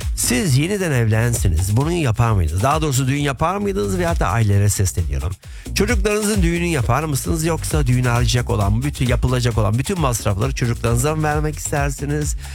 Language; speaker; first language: Turkish; early bilingual, heritage; Turkish